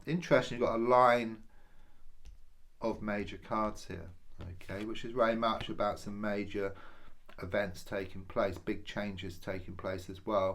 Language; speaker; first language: English; native; English